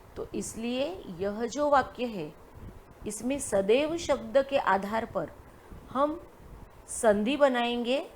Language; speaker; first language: Hindi; non-native, local second language; Gujarati